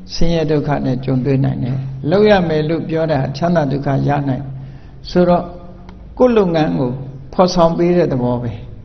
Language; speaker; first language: Burmese; native; Burmese